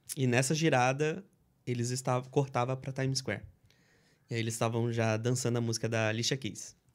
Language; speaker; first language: Portuguese; native; Portuguese